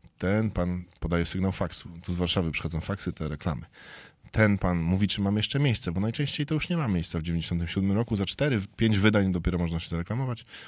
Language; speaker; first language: Polish; native; Polish